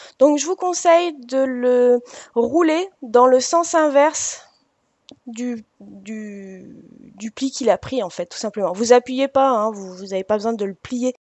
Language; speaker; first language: French; native; French